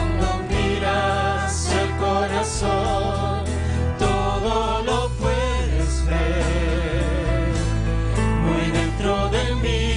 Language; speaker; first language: Spanish; native; Spanish